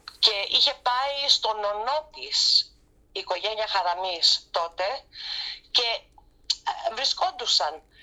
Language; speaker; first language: Greek; early bilingual, heritage; Greek